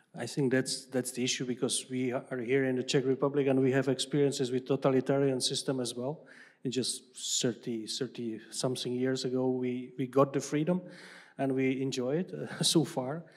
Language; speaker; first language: English; non-native, fluent; Czech